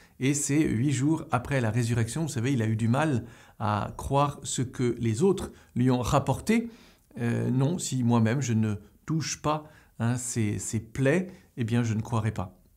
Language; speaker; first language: French; native; French